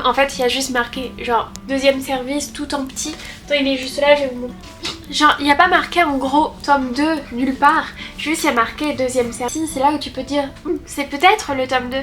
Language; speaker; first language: French; native; French